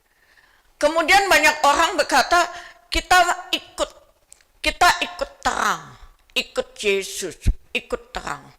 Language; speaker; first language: Indonesian; native; Indonesian